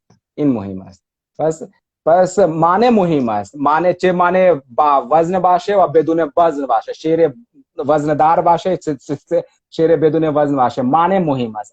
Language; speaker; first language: Persian; non-native, fluent; Hindi